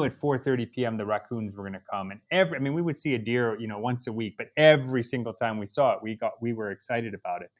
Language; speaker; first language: English; native; English